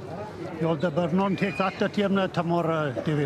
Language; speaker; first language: Welsh; native; Welsh